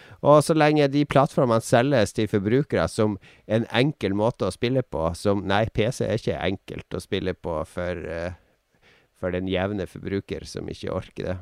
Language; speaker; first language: Norwegian; native; Norwegian